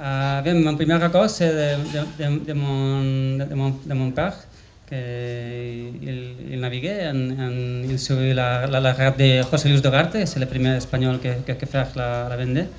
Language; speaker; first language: French; non-native, learner; Spanish